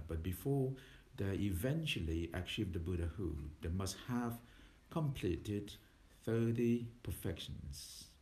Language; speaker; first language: English; non-native, fluent; Thai